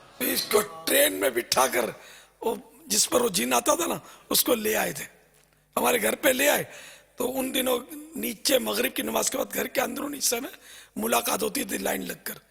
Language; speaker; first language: Urdu; native; Urdu